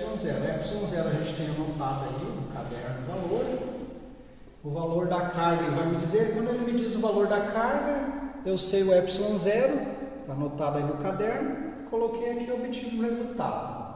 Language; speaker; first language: Portuguese; native; Portuguese